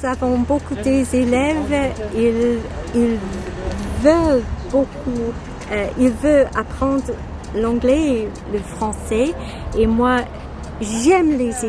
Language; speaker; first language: French; non-native, learner; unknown